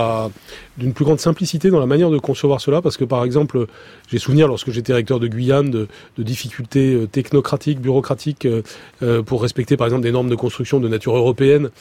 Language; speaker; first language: French; native; French